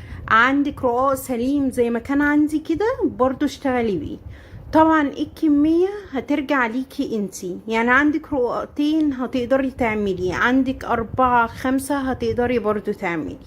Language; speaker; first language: Arabic; native; Arabic